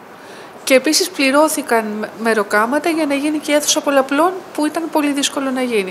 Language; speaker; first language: Greek; native; Greek